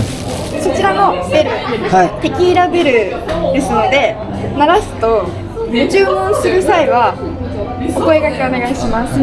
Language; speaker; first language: Japanese; native; Japanese